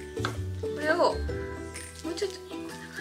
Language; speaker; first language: Japanese; native; Japanese